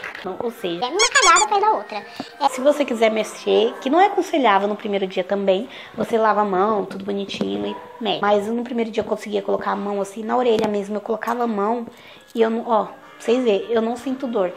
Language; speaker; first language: Portuguese; native; Portuguese